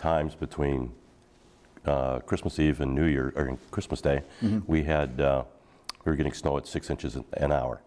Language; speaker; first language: English; native; English